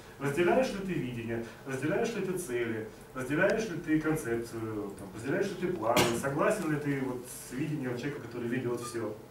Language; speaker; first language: Russian; native; Russian